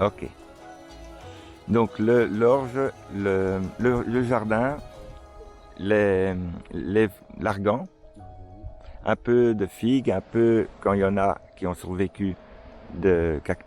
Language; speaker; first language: French; native; French